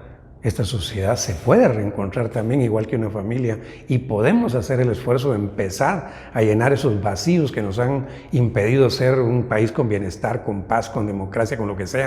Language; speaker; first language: Spanish; native; Spanish